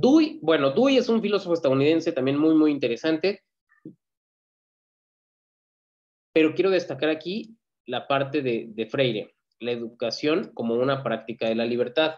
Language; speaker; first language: Spanish; native; Spanish